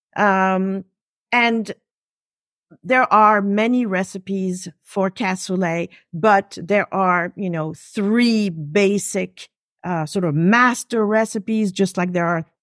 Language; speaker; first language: English; non-native, fluent; French